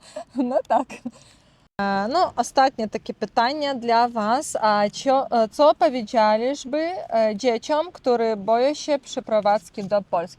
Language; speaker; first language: Polish; non-native, learner; Russian